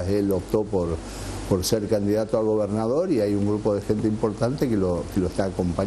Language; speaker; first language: Spanish; native; Spanish